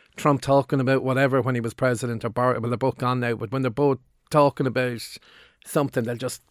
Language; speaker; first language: English; native; English